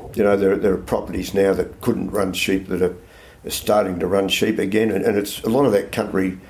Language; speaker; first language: English; native; English